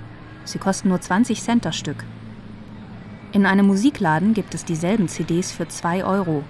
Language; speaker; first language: German; native; German